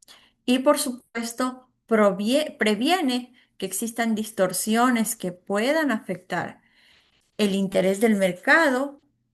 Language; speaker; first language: Spanish; native; Spanish